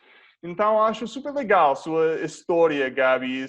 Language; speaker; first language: Portuguese; non-native, fluent; English